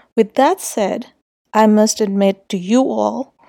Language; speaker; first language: English; non-native, local second language; Urdu